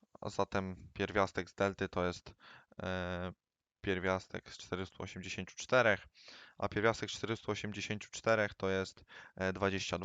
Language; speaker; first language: Polish; native; Polish